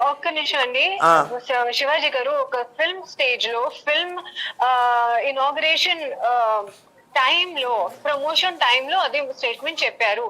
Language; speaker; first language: Telugu; non-native, learner; Hindi